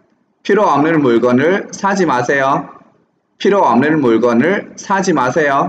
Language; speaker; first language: Korean; non-native, fluent; Vietnamese